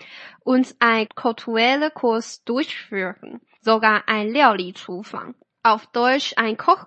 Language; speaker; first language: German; non-native, fluent; Chinese